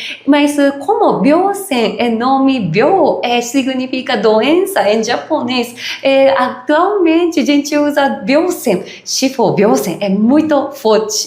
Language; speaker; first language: Portuguese; non-native, learner; Japanese